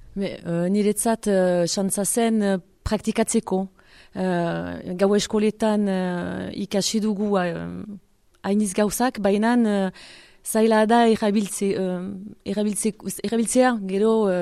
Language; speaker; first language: Basque; non-native, local second language; French